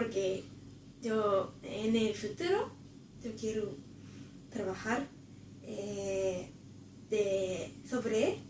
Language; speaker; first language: Spanish; non-native, learner; Japanese